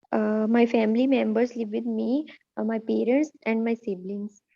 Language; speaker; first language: English; non-native, learner; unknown